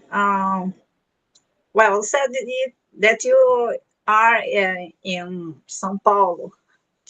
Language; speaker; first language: English; non-native, learner; Portuguese